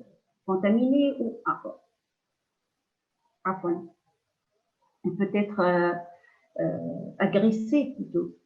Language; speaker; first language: French; non-native, local second language; Arabic